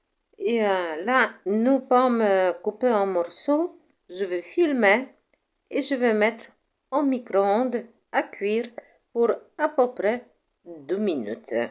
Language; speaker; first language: French; non-native, fluent; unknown